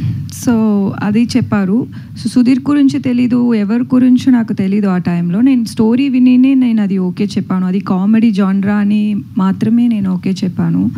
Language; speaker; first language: Telugu; non-native, learner; Tamil